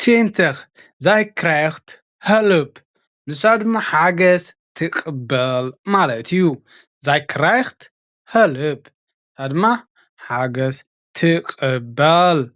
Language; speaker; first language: Dutch; non-native, fluent; Tigrinya